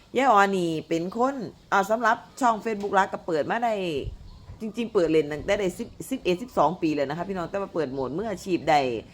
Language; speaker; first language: Thai; native; Thai